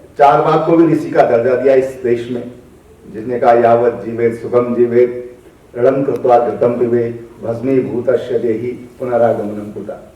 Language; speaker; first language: Hindi; native; Hindi